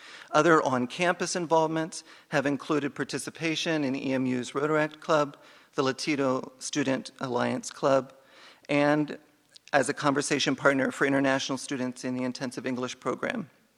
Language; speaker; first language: English; native; English